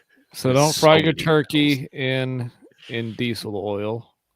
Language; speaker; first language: English; native; English